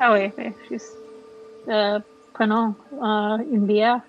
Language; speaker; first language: French; non-native, fluent; English